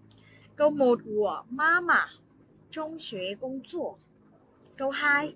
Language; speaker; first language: Chinese; non-native, fluent; Vietnamese